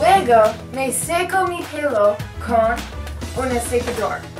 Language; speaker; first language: Spanish; non-native, learner; English